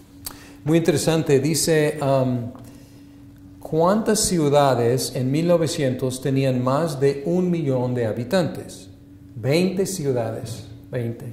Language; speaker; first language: Spanish; non-native, fluent; English